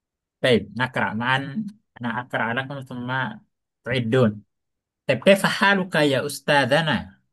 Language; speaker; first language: Arabic; non-native, fluent; Indonesian